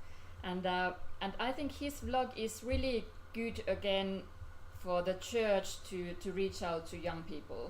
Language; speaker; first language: English; non-native, fluent; Finnish